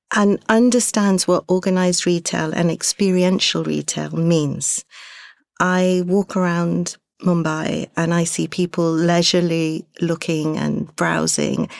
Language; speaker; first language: English; early bilingual, other home language; Hindi